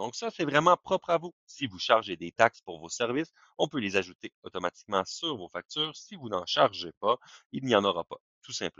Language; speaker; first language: French; native; French